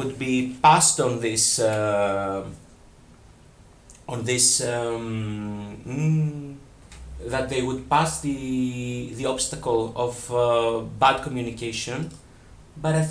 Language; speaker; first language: English; non-native, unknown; Greek